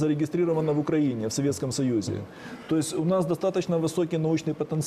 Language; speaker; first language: Russian; native; Russian